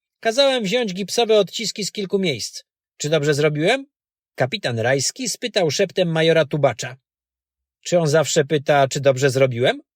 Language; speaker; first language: Polish; native; Polish